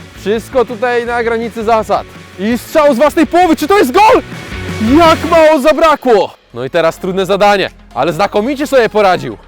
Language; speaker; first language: Polish; native; Polish